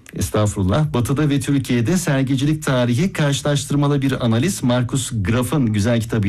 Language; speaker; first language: Turkish; native; Turkish